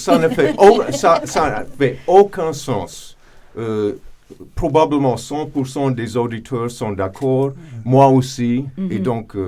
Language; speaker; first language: French; non-native, fluent; English